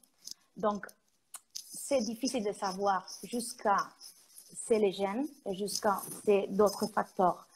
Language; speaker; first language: French; non-native, fluent; Spanish